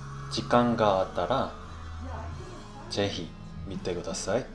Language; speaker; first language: Japanese; non-native, learner; Korean